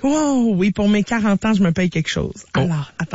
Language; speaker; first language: French; native; French